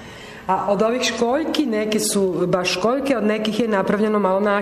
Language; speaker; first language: Serbian; native; Serbian